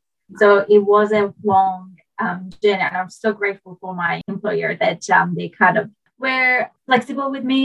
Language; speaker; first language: English; non-native, fluent; Persian